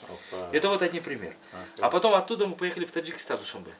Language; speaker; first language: Russian; non-native, local second language; Kyrgyz